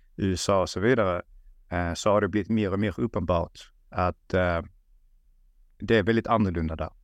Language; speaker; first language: Swedish; early bilingual, other home language; Russian